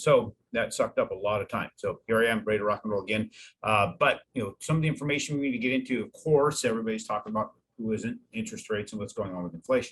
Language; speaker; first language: English; native; English